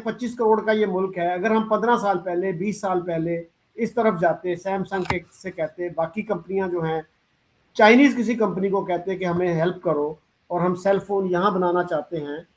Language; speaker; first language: Urdu; native; Urdu